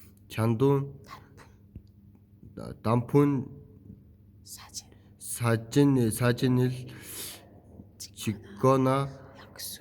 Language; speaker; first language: Korean; non-native, fluent; Mongolian